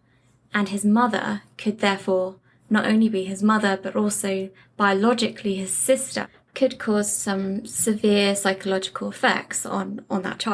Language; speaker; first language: English; native; English